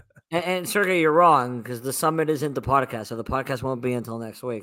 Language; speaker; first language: English; native; English